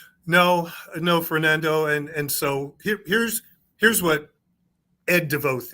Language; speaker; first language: English; native; English